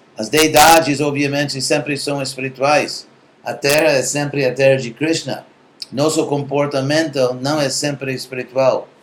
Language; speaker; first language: Portuguese; non-native, fluent; English